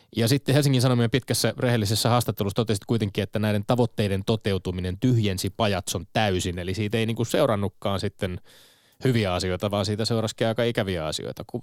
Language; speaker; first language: Finnish; native; Finnish